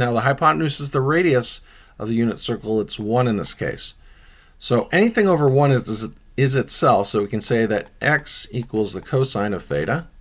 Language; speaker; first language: English; native; English